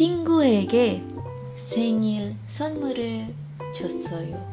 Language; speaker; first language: Korean; non-native, learner; Filipino